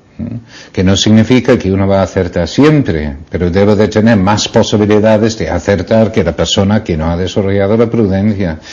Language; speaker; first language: Spanish; non-native, fluent; English